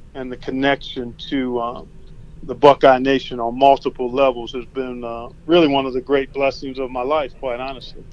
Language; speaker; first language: English; native; English